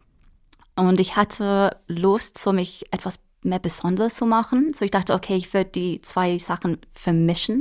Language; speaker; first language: German; non-native, fluent; English